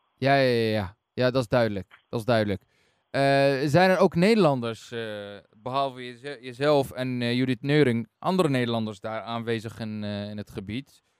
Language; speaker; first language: Dutch; non-native, fluent; Central Kurdish